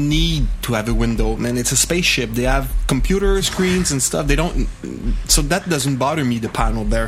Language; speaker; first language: English; non-native, fluent; French